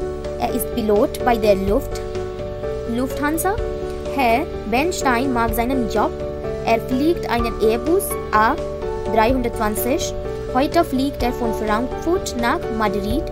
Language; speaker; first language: German; non-native, fluent; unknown